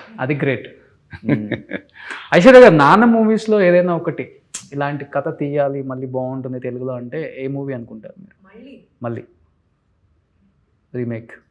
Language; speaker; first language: Telugu; native; Telugu